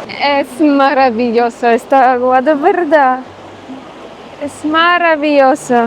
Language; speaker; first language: Spanish; non-native, learner; Polish